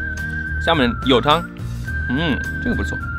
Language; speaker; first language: Chinese; non-native, fluent; German